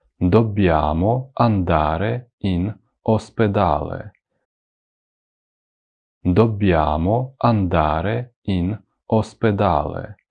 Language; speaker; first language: Italian; non-native, fluent; Ukrainian